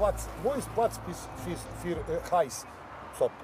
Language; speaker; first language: German; non-native, learner; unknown